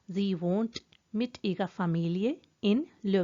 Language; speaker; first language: German; non-native, fluent; Hindi